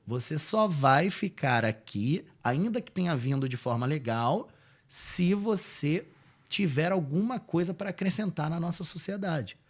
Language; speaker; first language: Portuguese; native; Portuguese